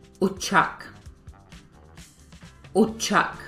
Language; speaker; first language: Turkish; non-native, fluent; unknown